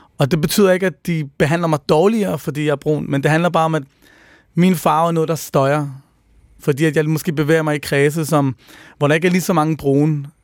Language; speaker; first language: Danish; early bilingual, other home language; Persian